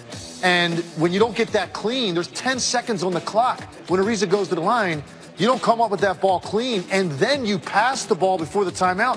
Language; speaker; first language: English; native; English